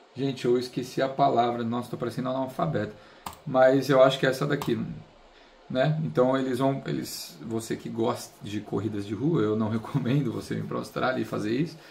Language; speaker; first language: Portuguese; native; Portuguese